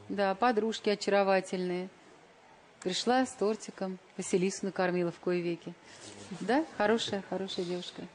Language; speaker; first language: Russian; native; Russian